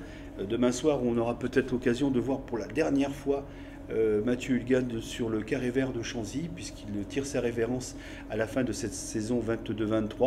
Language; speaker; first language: French; native; French